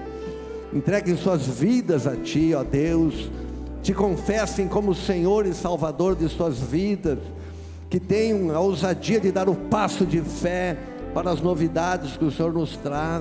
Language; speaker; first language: Portuguese; native; Portuguese